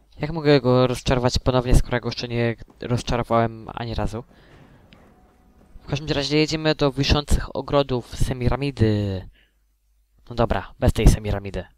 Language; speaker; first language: Polish; native; Polish